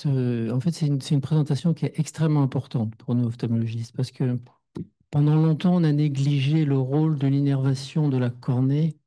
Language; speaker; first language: French; native; French